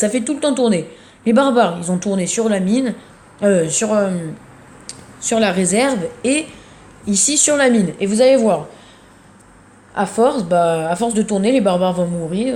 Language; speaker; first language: French; native; French